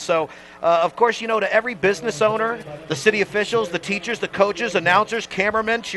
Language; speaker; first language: English; native; English